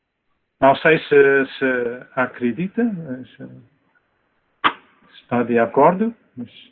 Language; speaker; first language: Portuguese; non-native, fluent; Dutch